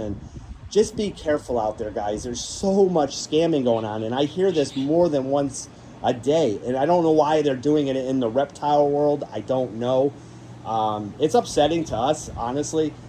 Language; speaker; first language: English; native; English